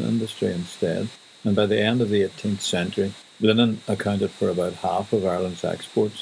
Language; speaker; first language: English; native; English